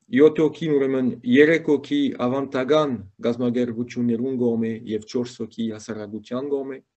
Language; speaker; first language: Armenian; native; Armenian